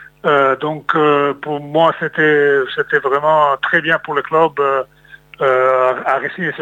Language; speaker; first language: French; non-native, fluent; Serbian